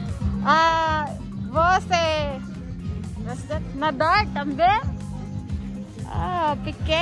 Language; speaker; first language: Portuguese; non-native, learner; Filipino